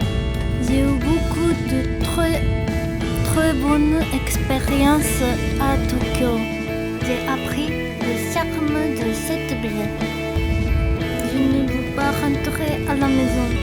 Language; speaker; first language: French; non-native, learner; Japanese